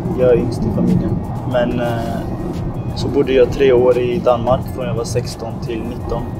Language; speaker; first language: Swedish; early bilingual, other home language; Arabic